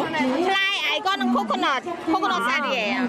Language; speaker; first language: Korean; non-native, fluent; Khmer